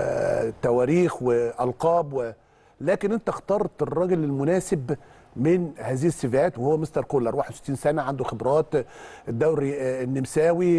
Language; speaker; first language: Arabic; native; Arabic